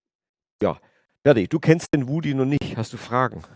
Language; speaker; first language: German; native; German